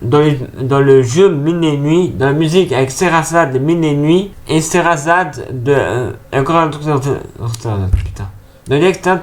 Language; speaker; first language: French; native; French